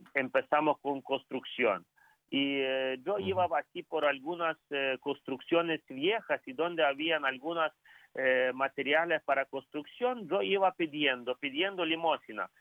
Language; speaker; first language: Spanish; non-native, fluent; Ukrainian